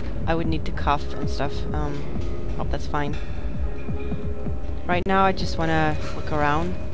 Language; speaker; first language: English; non-native, fluent; Swedish